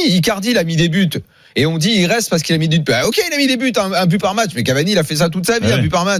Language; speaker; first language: French; native; French